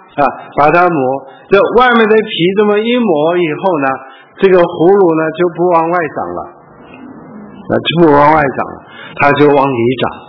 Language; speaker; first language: Chinese; early bilingual, heritage; Chinese